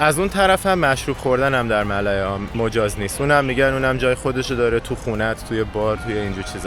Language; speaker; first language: Persian; native; Persian